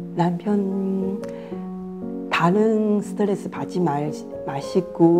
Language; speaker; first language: Korean; non-native, learner; Chinese